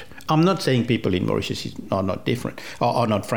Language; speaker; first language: English; non-native, fluent; French